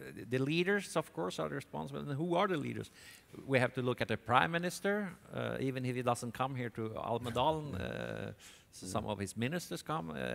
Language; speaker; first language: English; non-native, fluent; Swedish